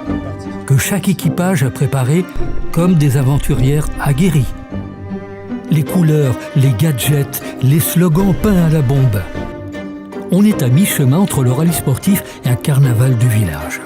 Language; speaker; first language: French; native; French